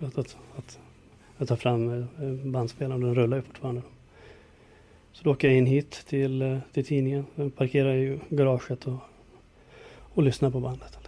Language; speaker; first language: Swedish; native; Swedish